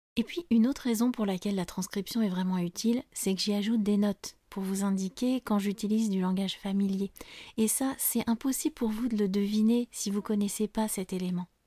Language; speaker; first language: French; native; French